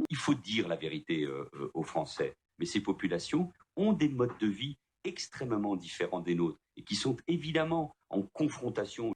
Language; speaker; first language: French; native; French